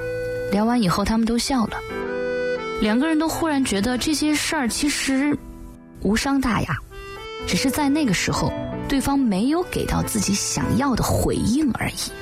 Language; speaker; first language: Chinese; native; Chinese